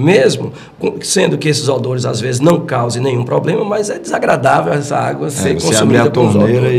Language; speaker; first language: Portuguese; native; Portuguese